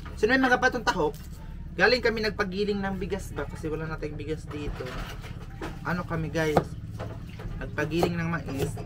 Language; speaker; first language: Filipino; non-native, local second language; Cebuano